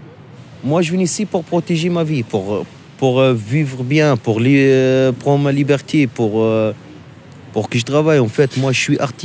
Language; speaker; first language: French; non-native, local second language; Arabic